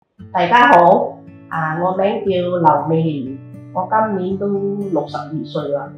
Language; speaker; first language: Cantonese; native; Cantonese